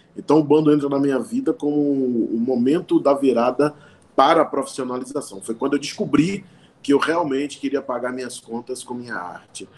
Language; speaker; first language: Portuguese; native; Portuguese